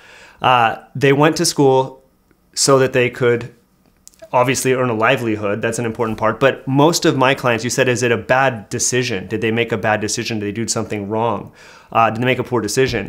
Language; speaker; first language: English; native; English